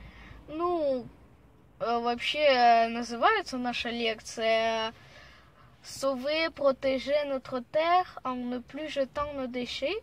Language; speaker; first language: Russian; early bilingual, heritage; Russian